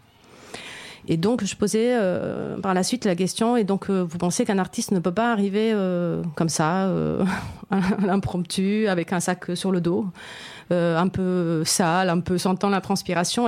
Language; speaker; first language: French; non-native, fluent; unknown